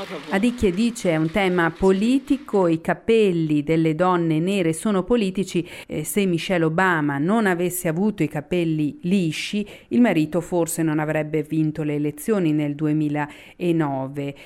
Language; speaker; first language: Italian; native; Italian